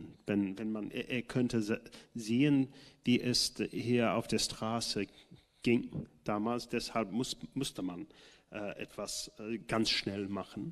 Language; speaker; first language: German; non-native, fluent; English